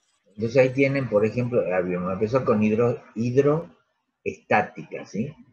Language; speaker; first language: Spanish; native; Spanish